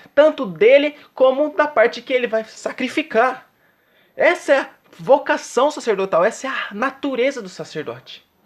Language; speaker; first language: Portuguese; native; Portuguese